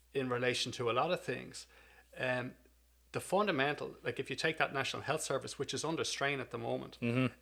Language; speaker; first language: English; native; English